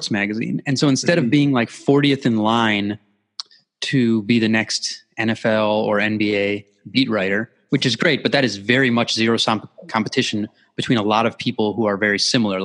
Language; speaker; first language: English; native; English